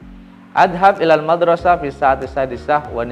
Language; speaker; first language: Arabic; non-native, fluent; Indonesian